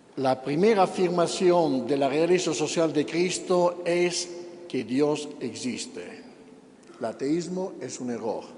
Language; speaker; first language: Spanish; non-native, fluent; Italian